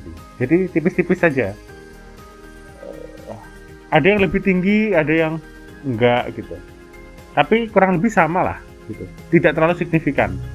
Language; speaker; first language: Indonesian; native; Indonesian